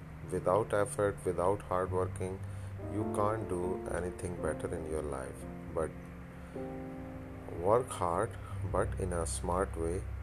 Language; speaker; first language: English; non-native, local second language; Urdu